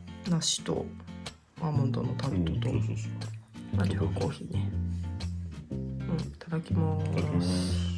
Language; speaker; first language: Japanese; native; Japanese